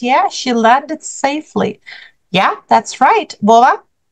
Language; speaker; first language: English; non-native, fluent; Ukrainian